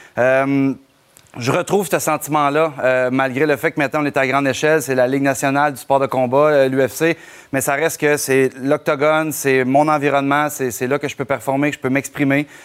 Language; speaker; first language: French; native; French